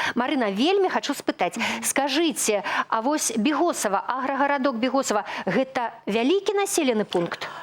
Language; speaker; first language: Belarusian; native; Belarusian